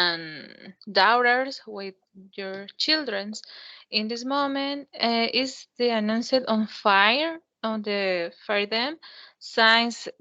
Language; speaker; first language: English; non-native, learner; Spanish